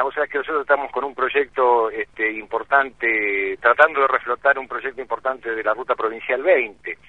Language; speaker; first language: Spanish; native; Spanish